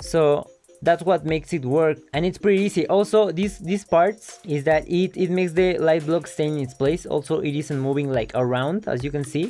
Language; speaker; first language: English; non-native, local second language; Spanish